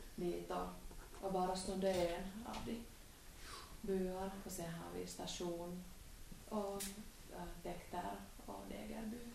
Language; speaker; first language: Swedish; non-native, local second language; Finnish